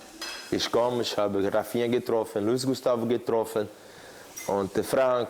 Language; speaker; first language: German; non-native, fluent; Portuguese